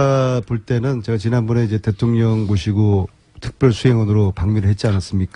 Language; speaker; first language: Korean; native; Korean